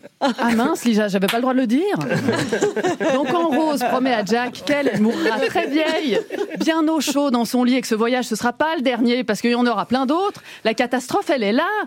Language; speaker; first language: French; native; French